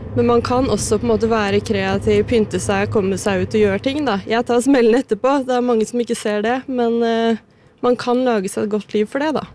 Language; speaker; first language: Norwegian; native; Norwegian